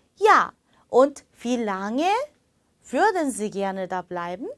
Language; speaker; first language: German; non-native, fluent; Korean